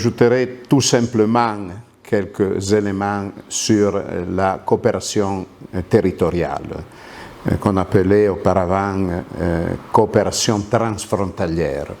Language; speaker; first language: French; non-native, local second language; Italian